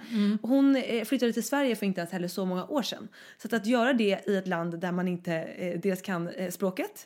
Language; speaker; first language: Swedish; native; Swedish